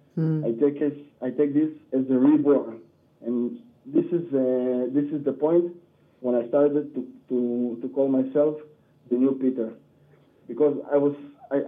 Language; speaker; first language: English; non-native, learner; Hebrew